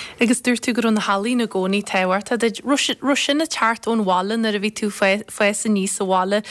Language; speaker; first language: Irish; native; Irish